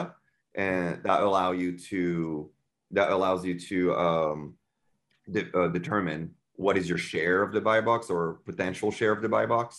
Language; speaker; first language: English; non-native, fluent; French